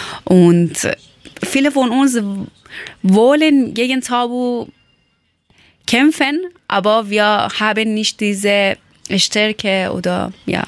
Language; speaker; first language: German; non-native, learner; Persian